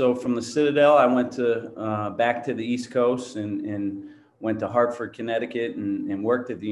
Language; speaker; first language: English; native; English